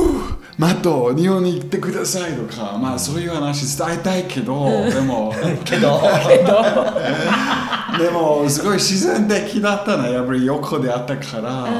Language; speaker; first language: Japanese; non-native, fluent; German